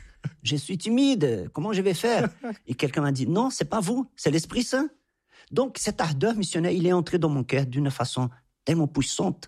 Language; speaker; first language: French; non-native, fluent; Portuguese